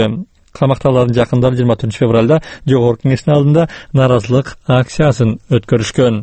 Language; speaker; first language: Kyrgyz; native; Kyrgyz